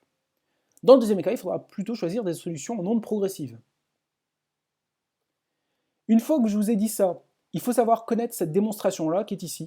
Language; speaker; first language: French; native; French